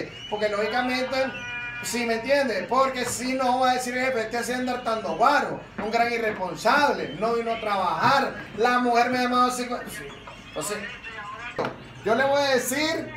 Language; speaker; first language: Spanish; native; Spanish